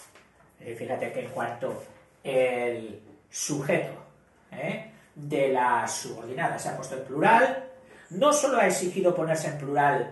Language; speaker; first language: Spanish; native; Spanish